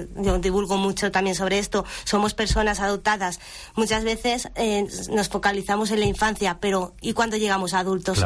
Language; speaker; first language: Spanish; native; Spanish